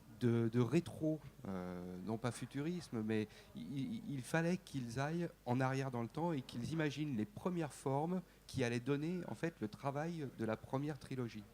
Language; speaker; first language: French; native; French